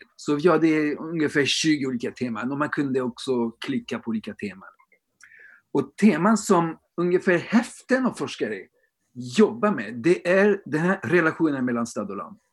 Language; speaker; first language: Swedish; non-native, fluent; French